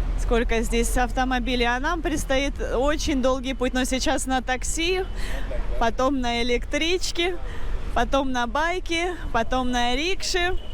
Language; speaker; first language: Russian; native; Russian